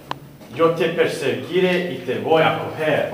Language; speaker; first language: Spanish; non-native, learner; English